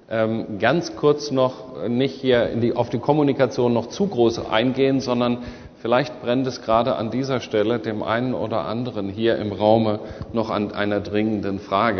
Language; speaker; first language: German; native; German